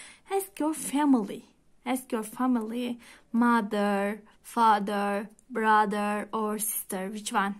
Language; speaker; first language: English; non-native, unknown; Turkish